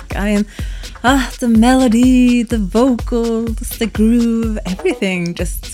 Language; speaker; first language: English; non-native, fluent; Norwegian